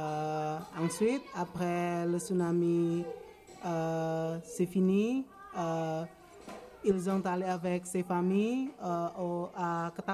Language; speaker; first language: French; non-native, learner; Indonesian